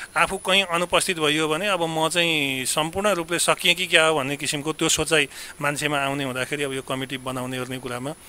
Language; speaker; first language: Nepali; native; Nepali